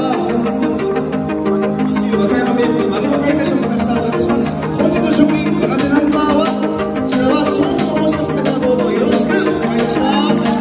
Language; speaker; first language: Japanese; native; Japanese